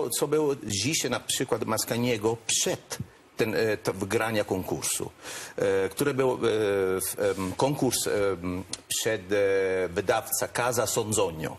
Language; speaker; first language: Polish; non-native, learner; Italian